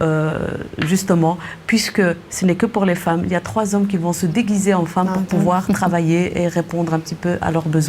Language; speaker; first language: French; native; French